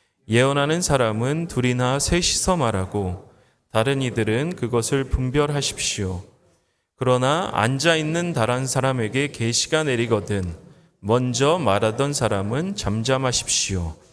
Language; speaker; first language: Korean; native; Korean